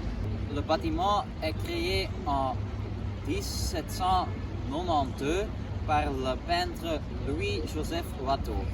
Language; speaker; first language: French; non-native, learner; Dutch